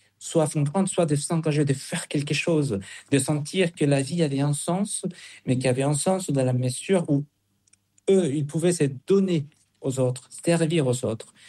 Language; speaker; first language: French; non-native, fluent; Spanish